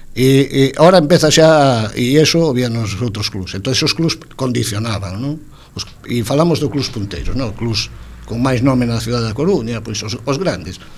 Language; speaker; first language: Galician; non-native, local second language; Spanish